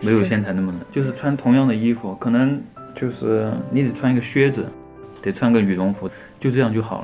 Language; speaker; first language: Chinese; native; Chinese